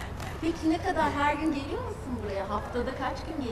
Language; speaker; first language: Turkish; native; Turkish